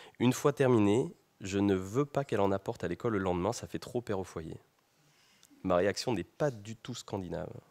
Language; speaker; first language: French; native; French